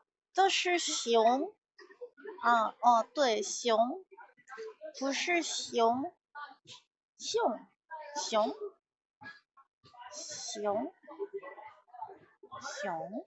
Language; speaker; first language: Chinese; non-native, learner; Korean